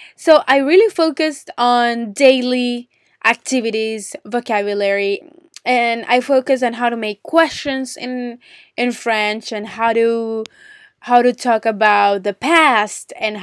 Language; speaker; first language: English; non-native, fluent; Spanish